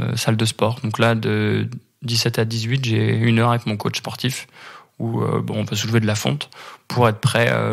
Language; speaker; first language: French; native; French